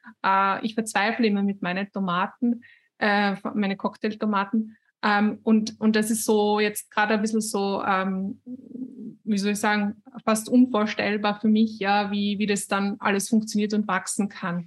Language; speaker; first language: German; native; German